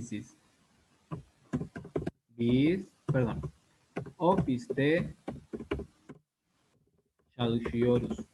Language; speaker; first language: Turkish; non-native, learner; Spanish